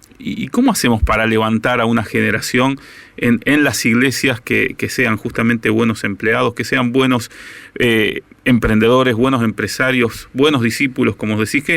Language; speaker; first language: Spanish; native; Spanish